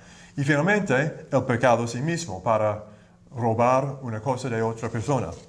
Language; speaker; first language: Spanish; non-native, learner; English